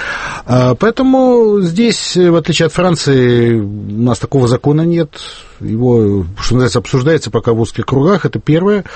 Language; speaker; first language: Russian; native; Russian